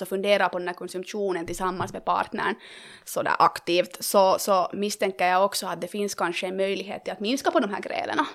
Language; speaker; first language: Swedish; native; Swedish